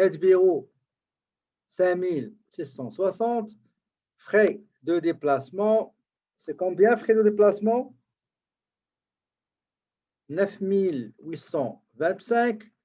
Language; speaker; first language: French; native; French